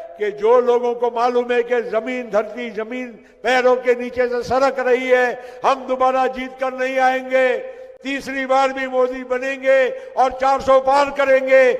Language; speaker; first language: Hindi; non-native, local second language; Gujarati